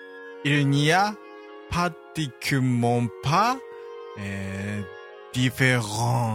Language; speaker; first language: French; non-native, learner; Japanese